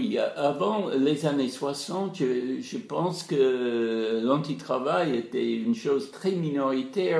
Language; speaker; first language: French; non-native, fluent; English